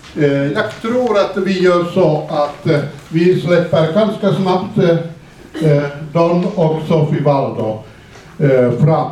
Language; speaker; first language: Swedish; non-native, fluent; Finnish